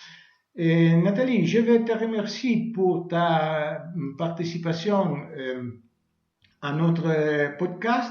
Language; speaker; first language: French; non-native, learner; Italian